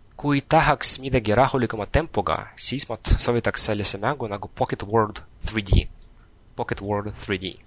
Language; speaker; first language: Estonian; non-native, local second language; Russian